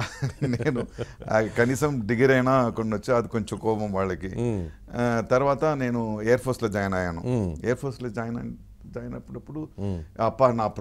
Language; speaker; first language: Telugu; non-native, learner; Tamil